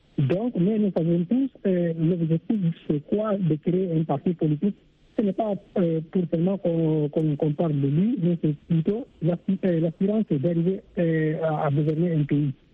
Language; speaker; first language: French; non-native, local second language; Fula